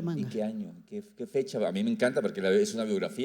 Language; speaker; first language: Spanish; native; Spanish